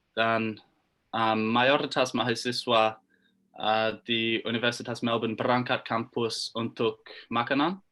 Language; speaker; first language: Indonesian; non-native, learner; English